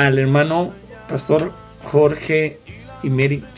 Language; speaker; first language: Spanish; native; Spanish